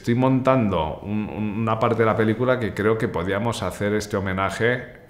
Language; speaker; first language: Spanish; native; Spanish